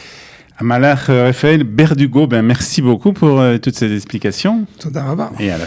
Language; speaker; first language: French; native; French